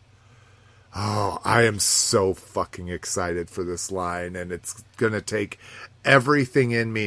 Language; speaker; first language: English; native; English